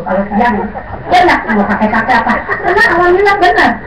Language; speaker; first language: Indonesian; non-native, local second language; Sundanese